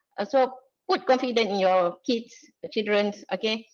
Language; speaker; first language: English; non-native, local second language; Malay